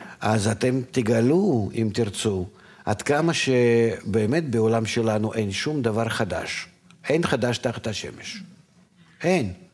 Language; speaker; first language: Hebrew; non-native, fluent; Russian